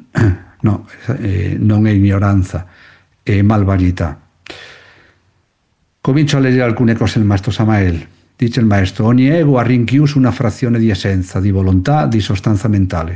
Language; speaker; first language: Italian; non-native, fluent; Spanish